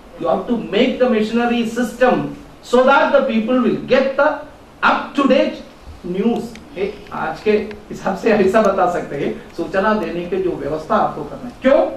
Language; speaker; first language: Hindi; non-native, local second language; Malayalam